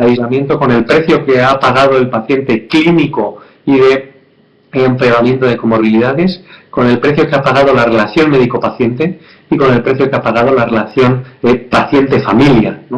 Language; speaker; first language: Spanish; native; Spanish